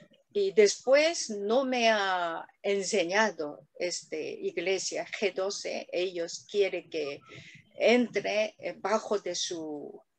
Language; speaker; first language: Spanish; non-native, learner; Korean